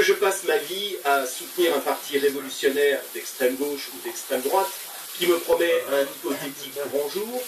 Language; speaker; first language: French; native; French